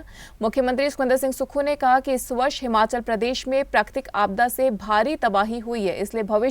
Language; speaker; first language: Hindi; native; Hindi